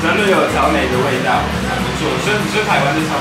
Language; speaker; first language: Chinese; non-native, fluent; French